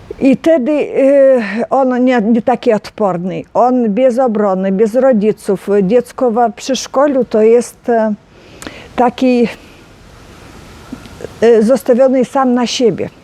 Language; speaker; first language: Polish; non-native, learner; Ukrainian